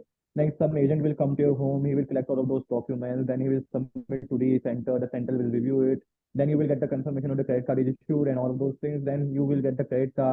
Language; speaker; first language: English; non-native, local second language; Hindi